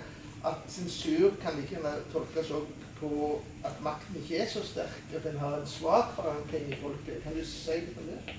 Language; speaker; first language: Norwegian; native; Norwegian